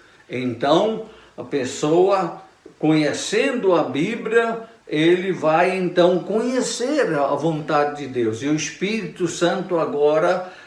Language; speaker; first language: Portuguese; native; Portuguese